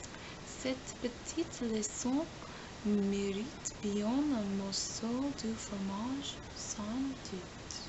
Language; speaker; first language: French; non-native, learner; English